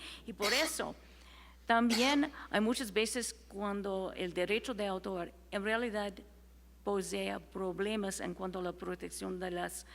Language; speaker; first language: Spanish; non-native, fluent; English